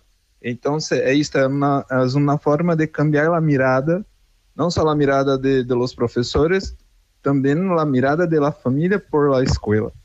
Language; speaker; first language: Spanish; non-native, fluent; Portuguese